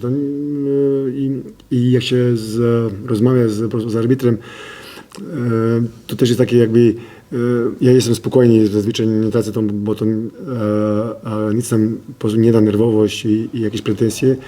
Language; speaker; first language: Polish; non-native, fluent; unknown